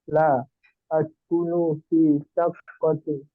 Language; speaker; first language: Arabic; non-native, learner; Indonesian